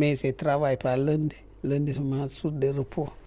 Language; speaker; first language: French; non-native, learner; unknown